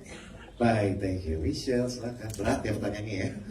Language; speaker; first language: Indonesian; native; Indonesian